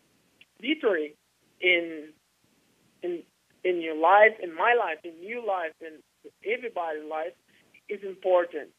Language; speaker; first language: English; non-native, learner; Portuguese